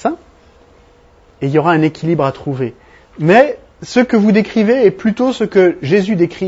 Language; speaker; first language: French; native; French